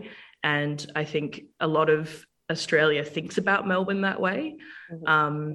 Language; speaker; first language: English; native; English